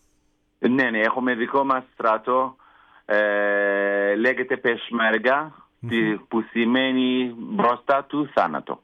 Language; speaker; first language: Greek; non-native, learner; Kurdish